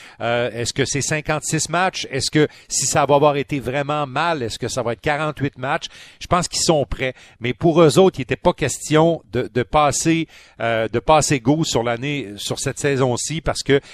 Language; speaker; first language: French; native; French